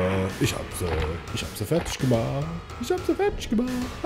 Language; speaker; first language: German; native; German